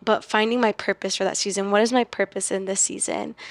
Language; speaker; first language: English; early bilingual, other home language; Spanish